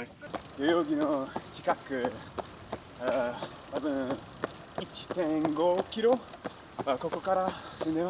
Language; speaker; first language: Japanese; non-native, learner; English